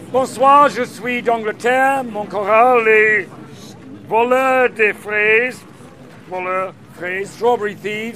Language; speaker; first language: French; non-native, learner; English